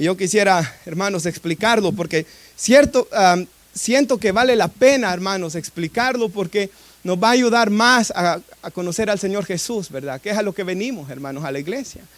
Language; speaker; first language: Spanish; native; Spanish